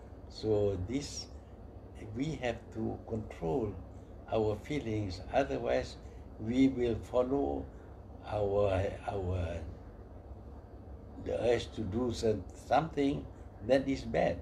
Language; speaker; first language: English; non-native, local second language; Malay